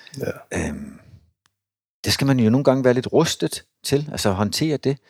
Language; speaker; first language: Danish; native; Danish